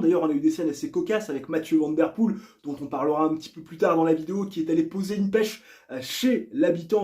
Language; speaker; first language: French; native; French